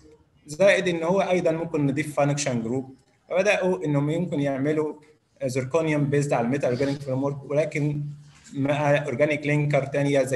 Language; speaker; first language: Arabic; native; Arabic